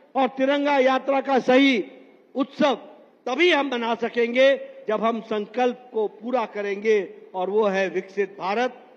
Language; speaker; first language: Hindi; native; Hindi